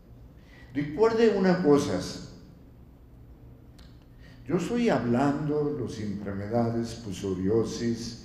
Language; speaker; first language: Spanish; non-native, fluent; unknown